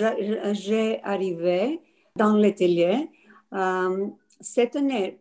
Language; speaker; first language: French; non-native, learner; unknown